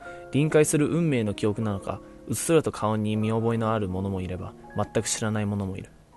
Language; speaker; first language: Japanese; early bilingual, heritage; Japanese